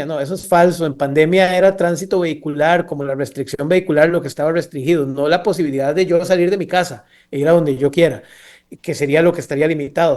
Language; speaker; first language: Spanish; native; Spanish